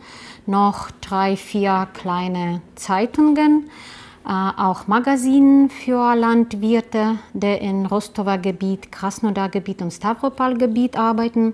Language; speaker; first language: German; non-native, learner; Russian